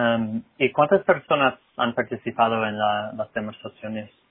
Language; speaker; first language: Spanish; non-native, fluent; English